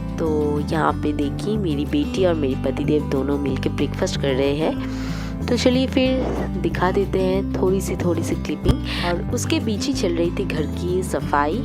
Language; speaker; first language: Hindi; non-native, local second language; Bangla